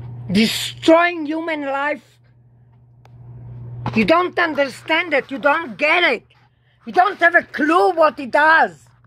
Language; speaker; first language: English; non-native, fluent; Hebrew